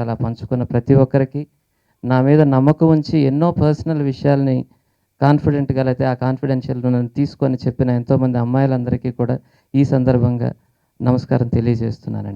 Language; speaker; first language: Telugu; native; Telugu